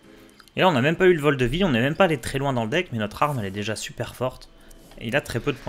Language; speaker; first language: French; native; French